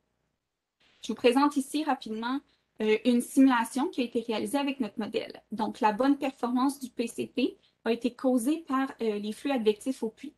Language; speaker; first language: French; native; French